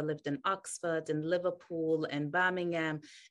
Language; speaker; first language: English; non-native, fluent; German